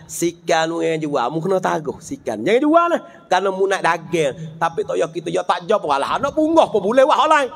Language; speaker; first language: Malay; native; Malay